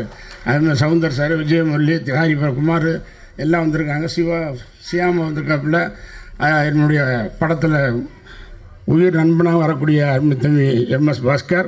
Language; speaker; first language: Tamil; native; Tamil